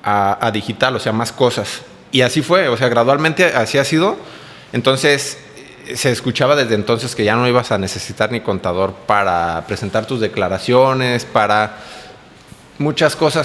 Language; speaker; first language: Spanish; native; Spanish